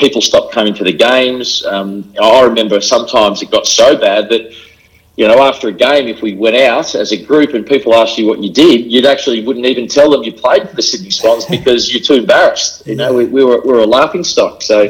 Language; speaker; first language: English; native; English